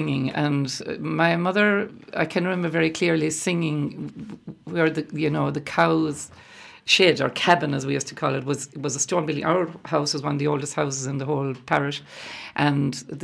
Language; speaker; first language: English; native; English